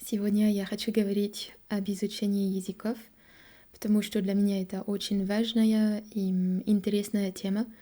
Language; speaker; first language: Russian; non-native, learner; French